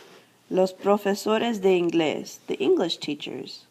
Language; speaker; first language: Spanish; non-native, fluent; English